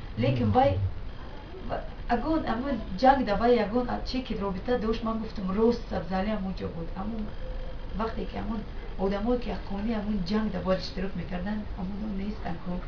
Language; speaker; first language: Tajik; non-native, local second language; Shughni